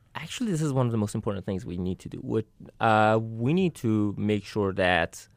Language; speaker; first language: English; non-native, fluent; Persian